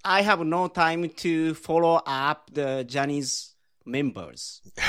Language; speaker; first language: English; non-native, learner; Japanese